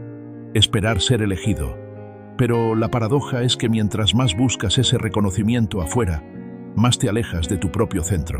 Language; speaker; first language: Spanish; native; Spanish